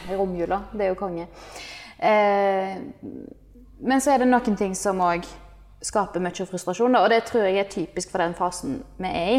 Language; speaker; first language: Norwegian; native; Norwegian